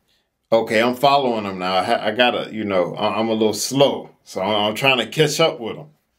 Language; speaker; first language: English; native; English